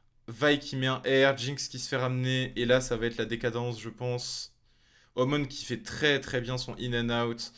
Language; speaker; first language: French; native; French